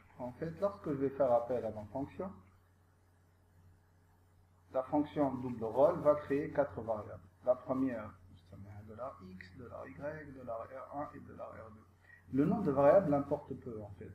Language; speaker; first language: French; non-native, local second language; Arabic